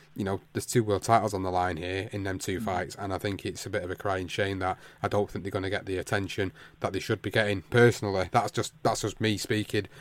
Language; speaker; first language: English; native; English